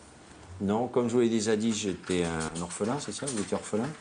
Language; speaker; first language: French; native; French